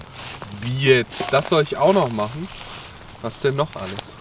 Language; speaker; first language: German; native; German